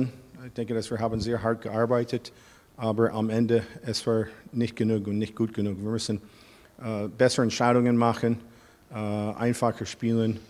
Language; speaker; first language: German; non-native, fluent; English